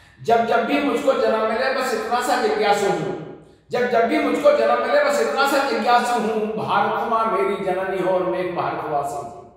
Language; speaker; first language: Hindi; native; Hindi